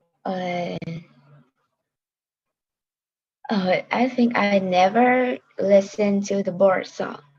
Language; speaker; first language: English; non-native, learner; Korean